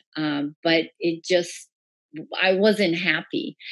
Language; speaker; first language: English; early bilingual, other home language; Persian